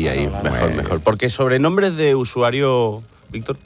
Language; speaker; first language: Spanish; native; Spanish